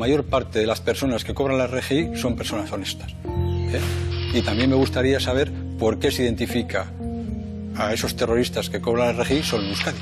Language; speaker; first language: Spanish; native; Spanish